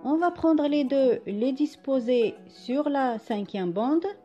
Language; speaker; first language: French; non-native, local second language; Arabic